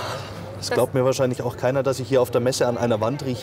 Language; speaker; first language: German; native; German